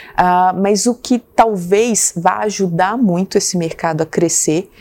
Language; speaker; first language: Portuguese; native; Portuguese